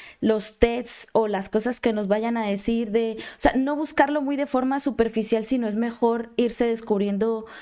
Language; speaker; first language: Spanish; native; Spanish